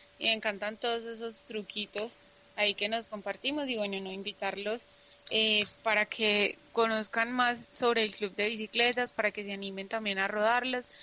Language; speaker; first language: Spanish; native; Spanish